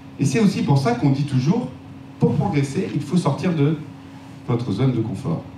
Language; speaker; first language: French; native; French